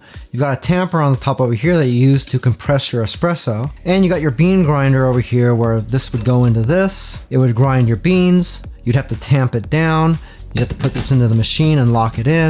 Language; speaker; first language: English; native; English